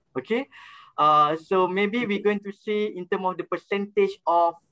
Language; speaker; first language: English; non-native, local second language; Malay